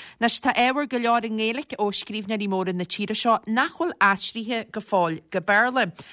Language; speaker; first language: Irish; native; Irish